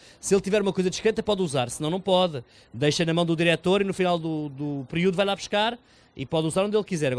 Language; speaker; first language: Portuguese; native; Portuguese